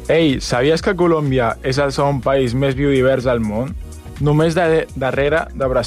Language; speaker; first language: Catalan; non-native, learner; Spanish